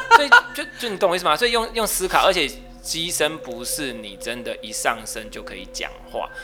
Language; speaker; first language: Chinese; non-native, local second language; Min Nan Chinese